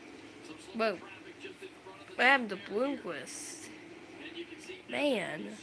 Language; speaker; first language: English; native; English